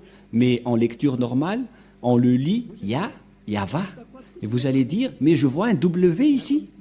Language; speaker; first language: French; non-native, local second language; Malagasy